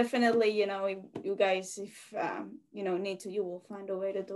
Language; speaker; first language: English; non-native, fluent; Spanish